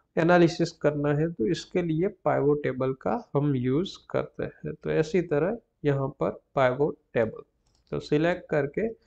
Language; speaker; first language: Hindi; non-native, local second language; Gujarati